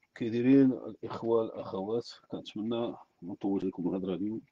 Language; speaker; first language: Arabic; native; Arabic